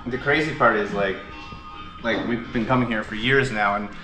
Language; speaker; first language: English; native; English